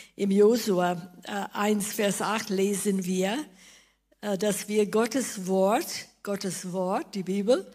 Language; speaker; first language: German; non-native, fluent; English